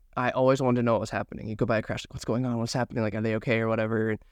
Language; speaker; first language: English; native; English